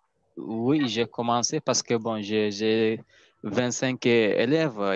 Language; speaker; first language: French; non-native, learner; Arabic